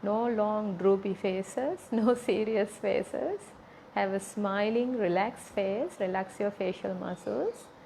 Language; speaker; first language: English; non-native, local second language; Sinhala